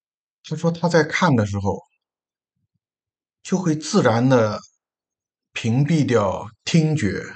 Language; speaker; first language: Chinese; native; Chinese